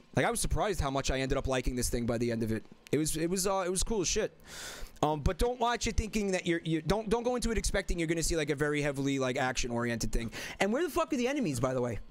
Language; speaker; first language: English; native; English